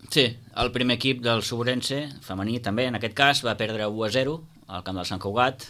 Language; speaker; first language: Catalan; native; Catalan